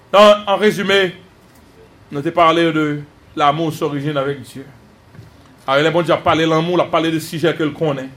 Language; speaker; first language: French; non-native, local second language; Haitian Creole